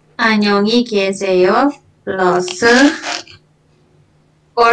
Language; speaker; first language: Korean; non-native, learner; Indonesian